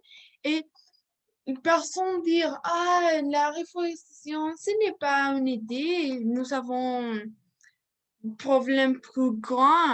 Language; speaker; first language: French; non-native, learner; Spanish